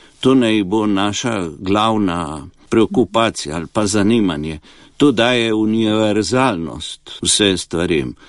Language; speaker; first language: Slovenian; early bilingual, heritage; Slovenian